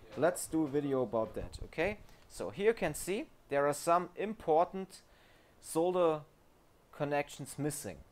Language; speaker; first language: English; non-native, fluent; German